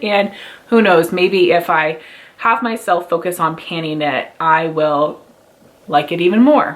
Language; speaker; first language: English; native; English